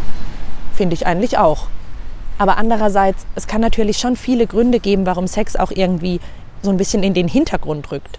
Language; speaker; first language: German; native; German